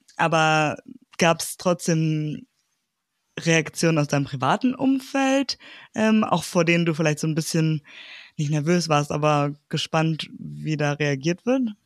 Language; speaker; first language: German; native; German